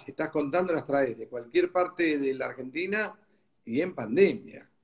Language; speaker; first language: Spanish; native; Spanish